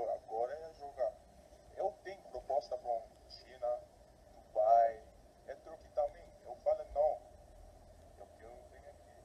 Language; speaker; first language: Portuguese; non-native, learner; English